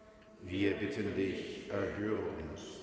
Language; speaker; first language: German; native; German